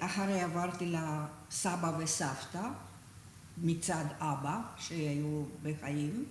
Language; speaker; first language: Hebrew; non-native, fluent; Romanian